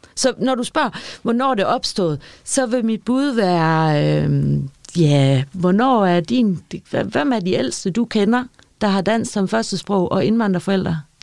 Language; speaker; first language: Danish; native; Danish